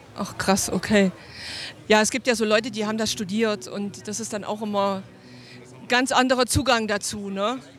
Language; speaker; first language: German; native; German